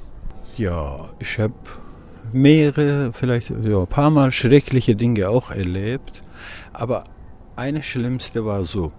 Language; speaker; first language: German; non-native, learner; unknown